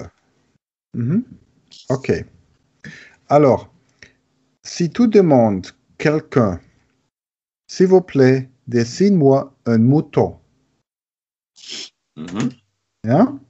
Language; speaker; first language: French; non-native, learner; German